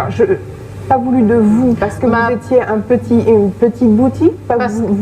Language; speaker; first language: French; native; French